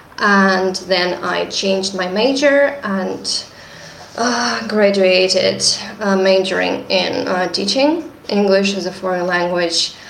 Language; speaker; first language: English; non-native, fluent; Russian